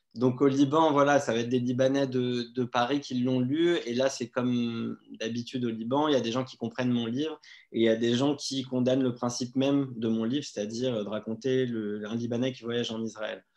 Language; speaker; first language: French; native; French